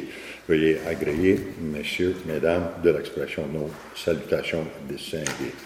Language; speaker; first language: French; native; French